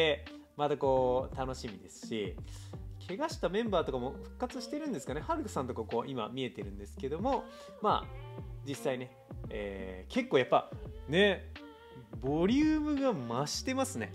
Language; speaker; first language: Japanese; native; Japanese